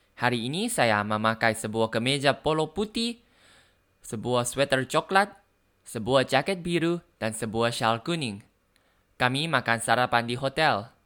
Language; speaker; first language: Indonesian; non-native, learner; Thai